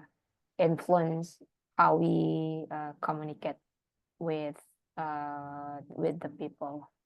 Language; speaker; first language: English; non-native, learner; Indonesian